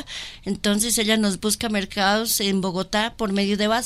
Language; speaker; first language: Spanish; native; Spanish